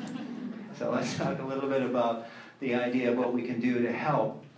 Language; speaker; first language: English; native; English